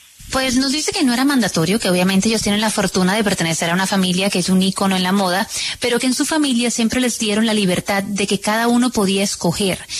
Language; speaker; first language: Spanish; native; Spanish